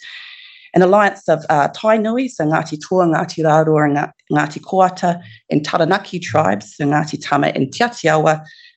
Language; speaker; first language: English; native; English